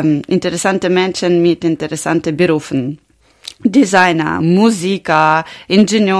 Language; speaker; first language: German; non-native, learner; Ukrainian